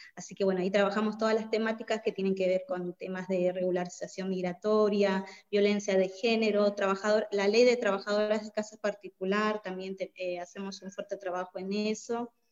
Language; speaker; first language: Spanish; native; Spanish